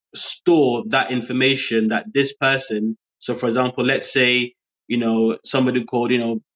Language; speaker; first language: English; early bilingual, other home language; Yoruba